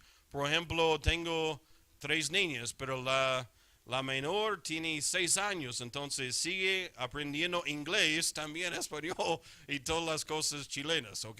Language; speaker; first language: Spanish; non-native, fluent; English